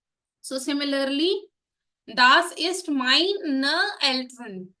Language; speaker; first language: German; non-native, learner; Hindi